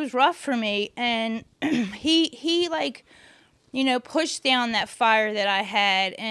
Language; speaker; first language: English; native; English